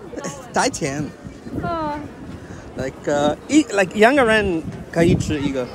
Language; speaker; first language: Chinese; non-native, learner; English